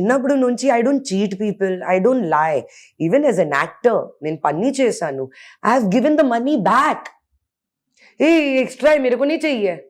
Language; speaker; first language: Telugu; non-native, fluent; Hindi